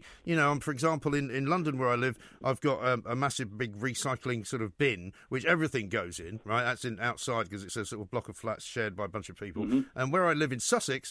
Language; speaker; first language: English; native; English